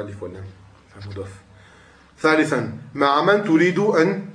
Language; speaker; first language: Arabic; non-native, fluent; French